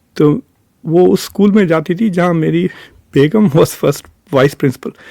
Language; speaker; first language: Urdu; native; Urdu